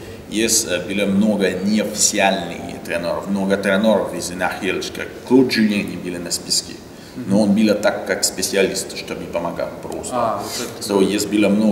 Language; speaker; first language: Russian; non-native, learner; French